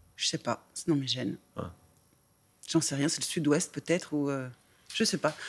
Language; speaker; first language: French; native; French